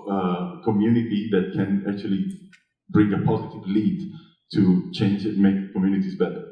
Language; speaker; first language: English; non-native, fluent; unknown